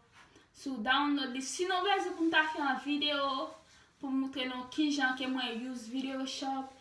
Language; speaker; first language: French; non-native, learner; Haitian Creole